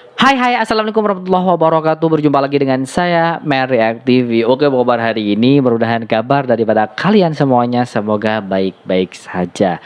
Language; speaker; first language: Indonesian; native; Indonesian